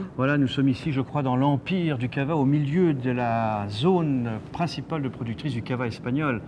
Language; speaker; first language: French; native; French